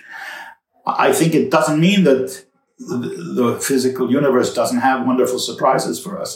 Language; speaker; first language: English; native; English